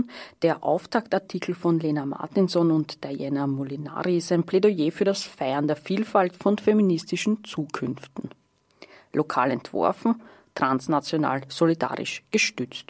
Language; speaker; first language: German; native; German